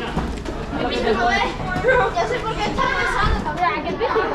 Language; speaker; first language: Spanish; native; Spanish